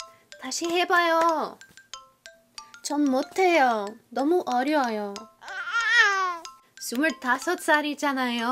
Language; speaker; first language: Korean; non-native, fluent; English